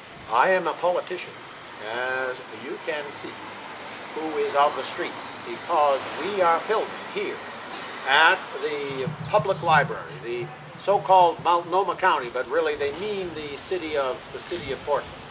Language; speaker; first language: English; native; English